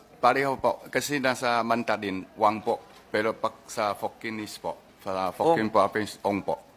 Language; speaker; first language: Filipino; non-native, learner; Chinese